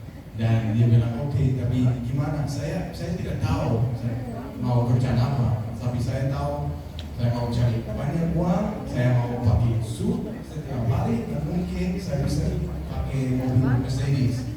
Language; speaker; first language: Indonesian; non-native, fluent; Danish